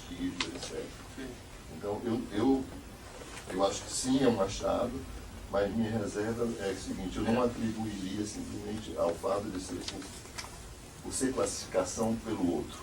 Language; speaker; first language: Portuguese; native; Portuguese